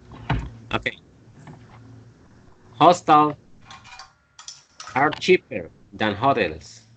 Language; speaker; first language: English; non-native, learner; Spanish